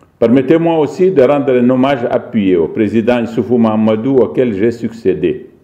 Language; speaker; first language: French; non-native, local second language; Arabic